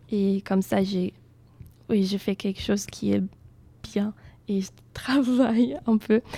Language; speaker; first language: French; non-native, fluent; German